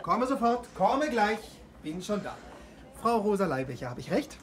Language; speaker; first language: German; native; German